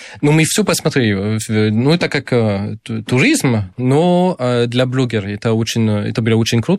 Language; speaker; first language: Russian; non-native, fluent; French